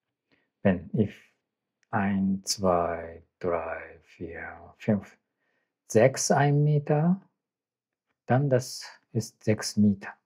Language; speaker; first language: German; non-native, learner; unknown